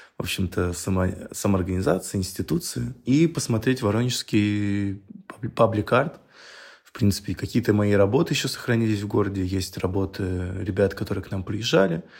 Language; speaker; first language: Russian; native; Russian